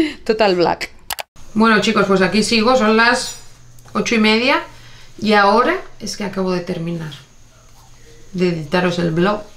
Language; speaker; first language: Spanish; native; Spanish